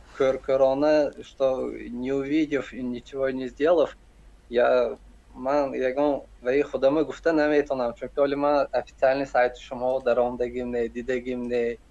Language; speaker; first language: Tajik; non-native, local second language; Uzbek